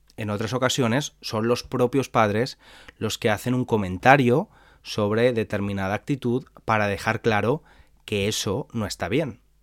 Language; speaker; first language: Spanish; native; Spanish